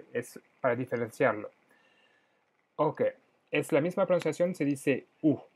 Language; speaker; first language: Spanish; non-native, fluent; French